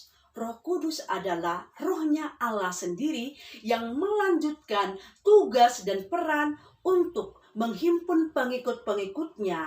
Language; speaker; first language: Indonesian; native; Indonesian